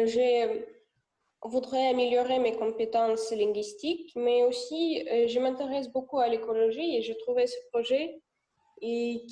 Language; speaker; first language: French; non-native, learner; Russian